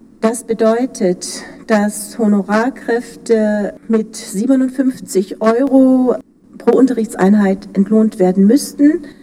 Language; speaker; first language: German; native; German